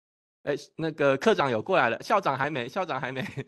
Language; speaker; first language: Chinese; native; Chinese